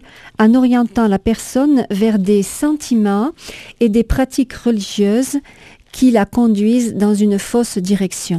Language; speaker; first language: French; native; French